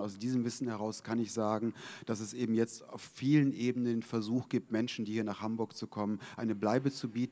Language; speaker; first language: German; native; German